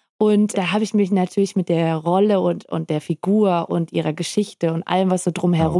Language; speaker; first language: German; native; German